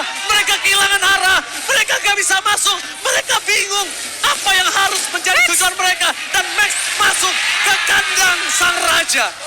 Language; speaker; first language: Indonesian; native; Indonesian